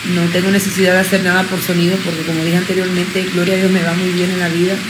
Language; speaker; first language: Spanish; early bilingual, other home language; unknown